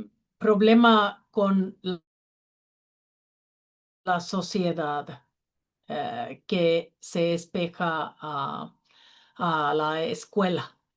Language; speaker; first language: Spanish; non-native, learner; Finnish